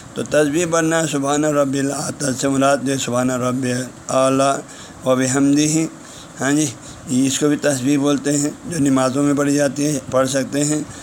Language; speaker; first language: Urdu; non-native, local second language; Balti